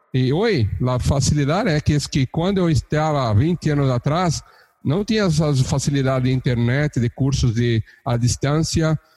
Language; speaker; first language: Portuguese; native; Portuguese